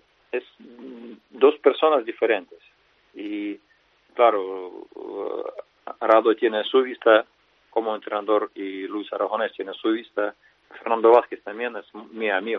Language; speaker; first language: Spanish; non-native, fluent; Russian